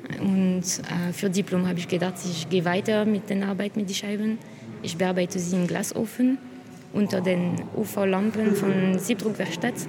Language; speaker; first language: German; non-native, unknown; French